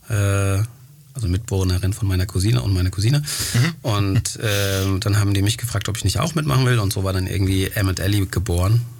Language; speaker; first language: German; early bilingual, other home language; Greek